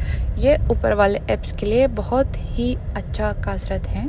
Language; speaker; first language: Hindi; non-native, fluent; Russian